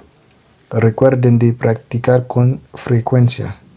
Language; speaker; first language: Spanish; non-native, fluent; Haitian Creole